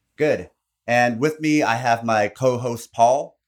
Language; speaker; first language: English; non-native, fluent; Korean